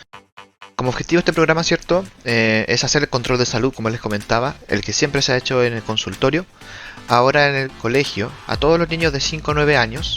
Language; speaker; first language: Spanish; native; Spanish